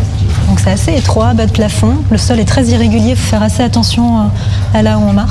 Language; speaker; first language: French; native; French